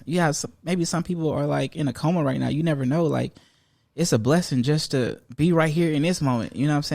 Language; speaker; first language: English; native; English